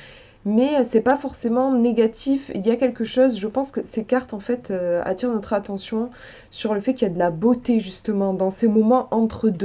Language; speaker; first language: French; native; French